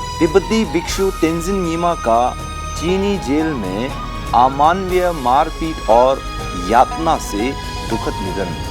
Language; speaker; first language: Hindi; non-native, local second language; Tibetan